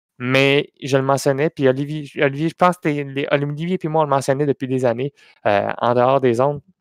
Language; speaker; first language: French; native; French